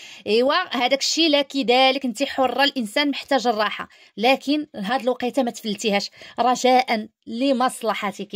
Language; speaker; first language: Arabic; native; Arabic